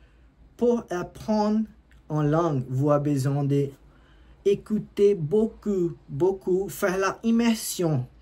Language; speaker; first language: French; non-native, learner; Portuguese